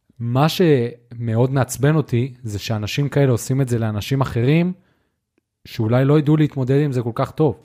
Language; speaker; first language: Hebrew; early bilingual, heritage; Hebrew